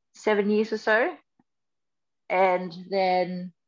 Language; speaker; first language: English; native; English